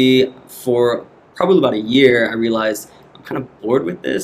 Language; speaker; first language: English; native; English